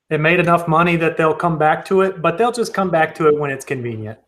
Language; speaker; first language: English; native; English